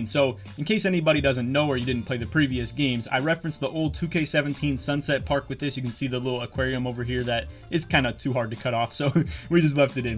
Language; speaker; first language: English; native; English